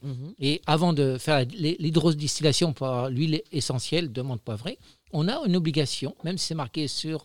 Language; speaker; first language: French; native; French